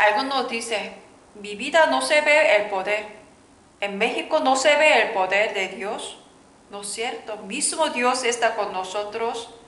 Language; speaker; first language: Spanish; non-native, learner; Korean